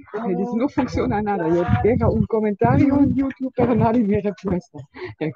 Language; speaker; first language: Spanish; non-native, learner; German